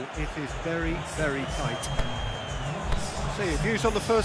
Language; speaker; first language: English; native; English